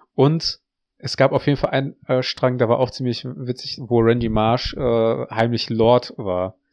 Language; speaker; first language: German; early bilingual, other home language; Russian